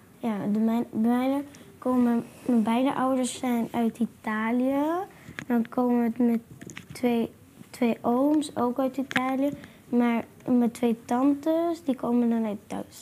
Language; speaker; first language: Dutch; early bilingual, other home language; Italian